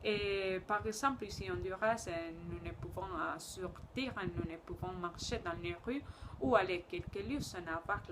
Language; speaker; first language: French; non-native, learner; Spanish